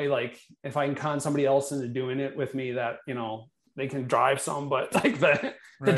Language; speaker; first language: English; native; English